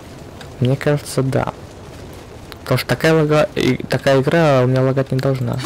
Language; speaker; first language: Russian; native; Russian